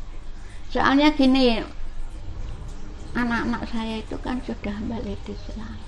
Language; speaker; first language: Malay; non-native, local second language; Javanese